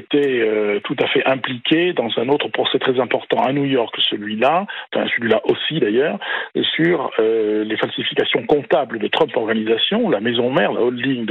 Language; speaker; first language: French; native; French